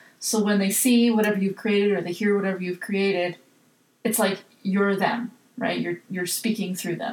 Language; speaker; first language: English; native; English